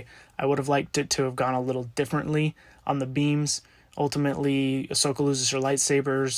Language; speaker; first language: English; native; English